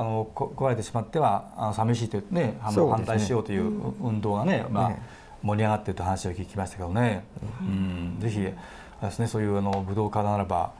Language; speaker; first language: Japanese; native; Japanese